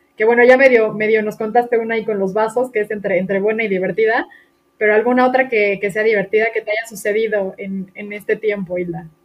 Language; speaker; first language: Spanish; native; Spanish